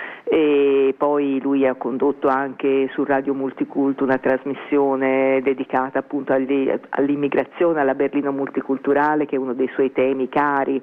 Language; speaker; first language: Italian; native; Italian